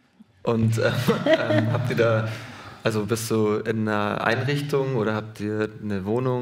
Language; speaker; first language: German; native; German